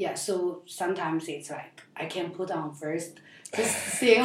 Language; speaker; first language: English; non-native, learner; Chinese